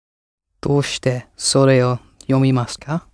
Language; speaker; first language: Japanese; non-native, learner; English